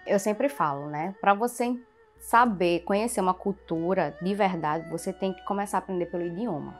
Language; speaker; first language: Portuguese; early bilingual, other home language; Chinese